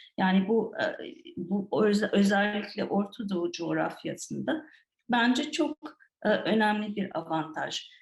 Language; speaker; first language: Turkish; non-native, fluent; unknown